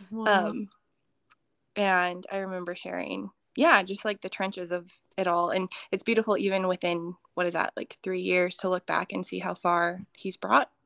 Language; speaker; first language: English; early bilingual, other home language; Hindi